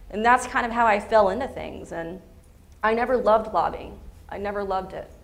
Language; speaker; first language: English; native; English